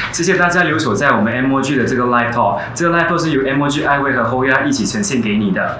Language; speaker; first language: Chinese; native; Chinese